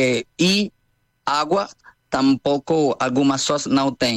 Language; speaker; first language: Portuguese; non-native, learner; Spanish